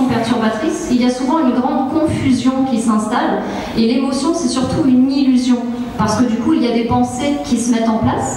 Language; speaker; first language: French; native; French